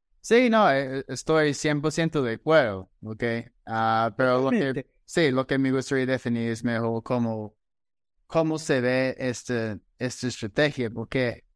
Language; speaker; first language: Spanish; non-native, fluent; English